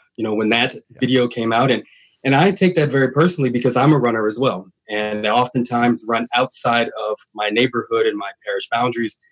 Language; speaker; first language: English; native; English